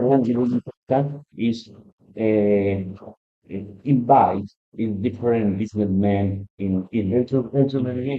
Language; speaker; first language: English; non-native, learner; Spanish